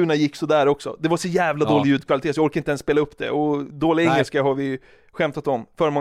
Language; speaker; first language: Swedish; native; Swedish